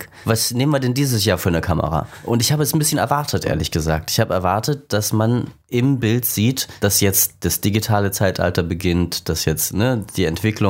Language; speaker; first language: German; native; German